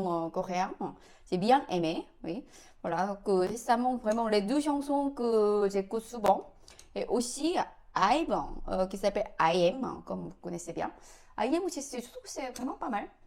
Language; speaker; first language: French; non-native, learner; Korean